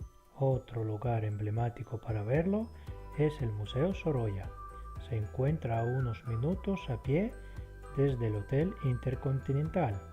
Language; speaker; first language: Spanish; non-native, fluent; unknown